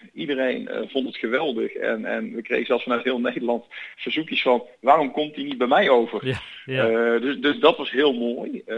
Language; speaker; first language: Dutch; native; Dutch